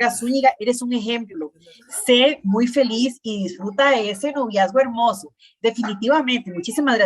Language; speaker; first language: Spanish; native; Spanish